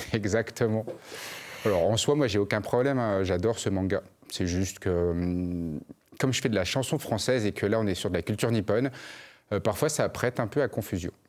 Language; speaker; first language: French; early bilingual, other home language; Khmer